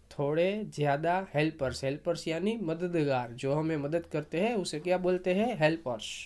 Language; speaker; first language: Hindi; non-native, local second language; Gujarati